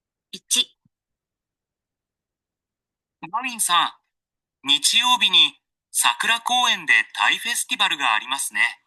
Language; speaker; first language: Japanese; non-native, learner; Sinhala